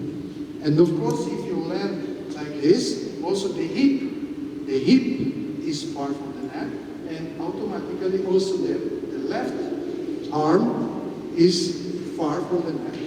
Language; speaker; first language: English; non-native, fluent; Italian